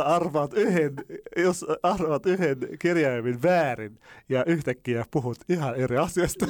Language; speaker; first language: Finnish; non-native, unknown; Arabic